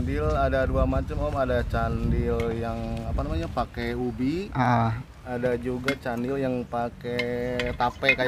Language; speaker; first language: Indonesian; non-native, local second language; Sundanese